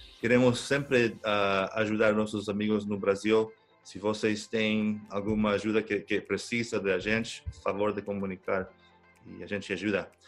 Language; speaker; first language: Portuguese; non-native, fluent; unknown